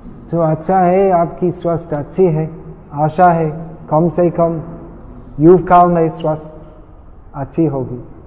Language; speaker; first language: Hindi; non-native, fluent; English